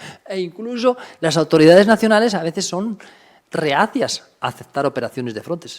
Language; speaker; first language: Spanish; native; Spanish